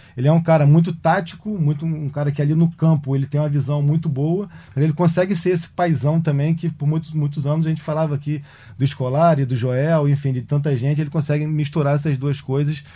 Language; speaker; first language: Portuguese; native; Portuguese